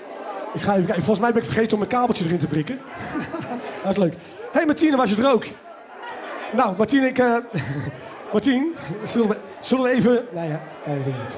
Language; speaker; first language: Dutch; native; Dutch